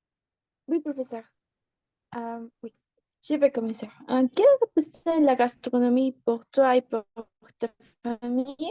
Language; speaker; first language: French; non-native, learner; Spanish